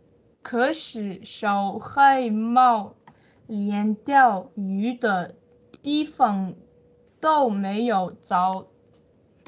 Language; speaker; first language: Chinese; non-native, learner; Tibetan